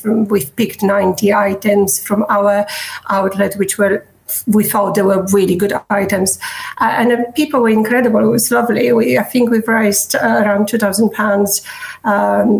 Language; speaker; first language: English; non-native, fluent; Polish